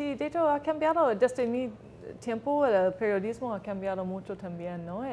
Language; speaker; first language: Spanish; non-native, fluent; English